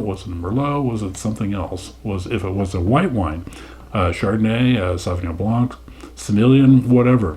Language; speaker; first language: English; native; English